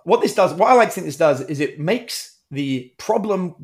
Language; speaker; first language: English; native; English